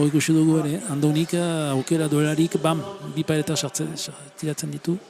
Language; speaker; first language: Basque; native; Basque